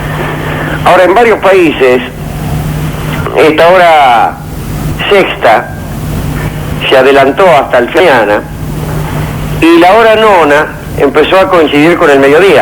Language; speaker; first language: Spanish; native; Spanish